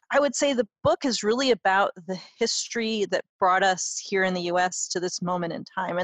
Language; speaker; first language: English; native; English